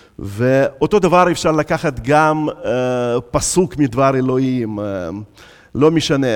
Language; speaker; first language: Hebrew; non-native, fluent; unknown